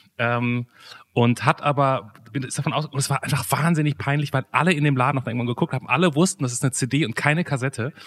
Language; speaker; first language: German; native; German